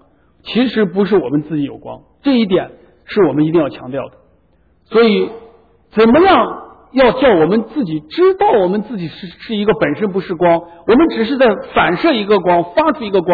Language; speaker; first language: Chinese; native; Chinese